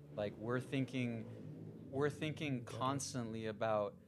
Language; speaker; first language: English; early bilingual, other home language; Spanish